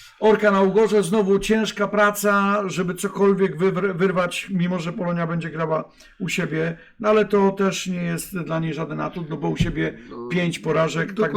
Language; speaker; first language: Polish; native; Polish